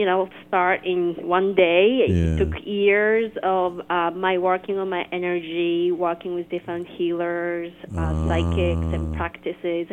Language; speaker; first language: English; non-native, fluent; Japanese